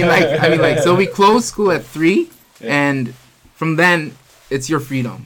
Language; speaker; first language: English; non-native, local second language; Korean